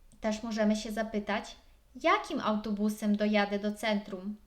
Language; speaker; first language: Polish; non-native, fluent; Ukrainian